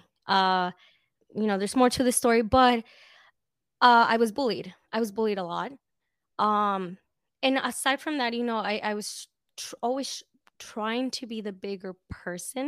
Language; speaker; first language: English; early bilingual, other home language; Spanish